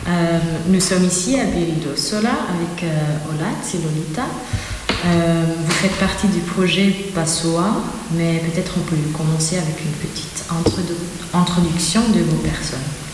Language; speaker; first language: French; non-native, learner; German